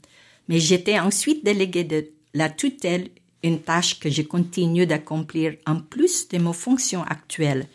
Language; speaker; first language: French; non-native, fluent; Filipino